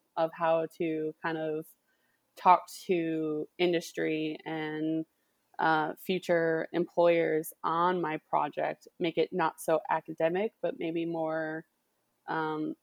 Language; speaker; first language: English; native; English